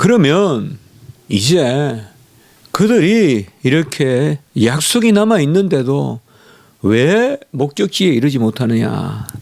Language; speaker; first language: Korean; native; Korean